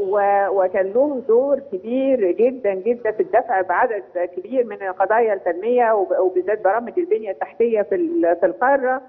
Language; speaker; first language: Arabic; native; Arabic